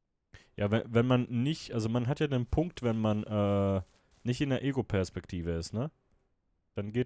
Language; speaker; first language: German; native; German